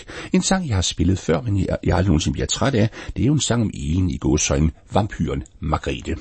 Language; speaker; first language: Danish; native; Danish